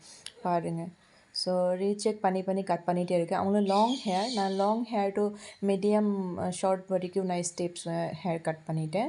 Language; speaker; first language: Tamil; non-native, fluent; Assamese